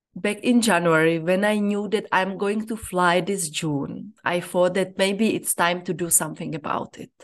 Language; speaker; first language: English; non-native, fluent; Czech